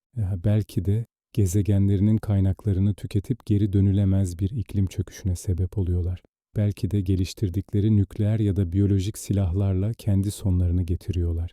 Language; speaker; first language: Turkish; native; Turkish